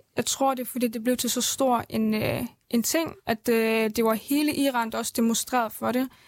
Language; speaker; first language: Danish; early bilingual, other home language; Central Kurdish